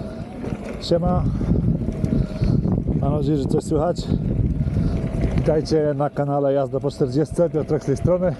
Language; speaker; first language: Polish; native; Polish